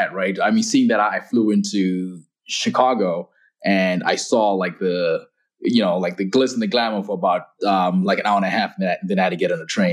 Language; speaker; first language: English; non-native, local second language; Shona